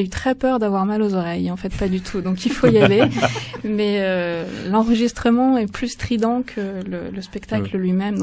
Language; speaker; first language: French; native; French